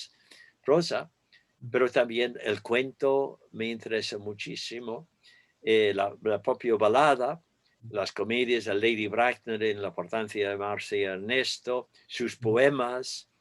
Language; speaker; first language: Spanish; non-native, fluent; English